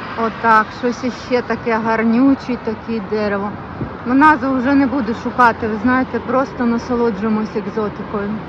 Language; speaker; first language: Ukrainian; non-native, local second language; Russian